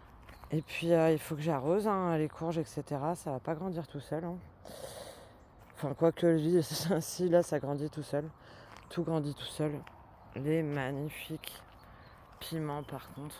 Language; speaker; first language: French; native; French